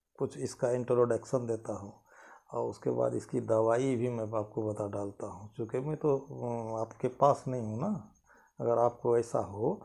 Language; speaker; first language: Hindi; non-native, local second language; Maithili